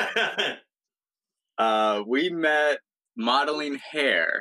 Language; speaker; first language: English; native; English